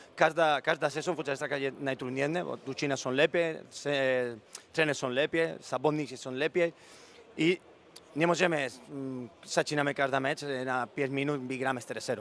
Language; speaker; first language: Polish; non-native, learner; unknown